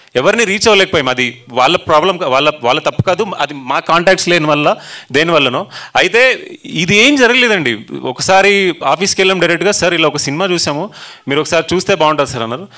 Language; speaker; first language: Telugu; native; Telugu